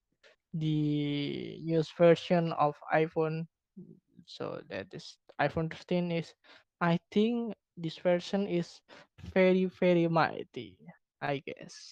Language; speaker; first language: English; non-native, learner; Indonesian